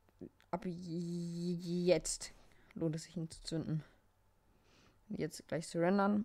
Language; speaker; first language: German; native; German